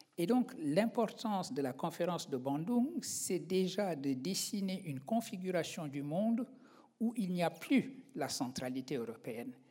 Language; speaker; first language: French; non-native, local second language; Wolof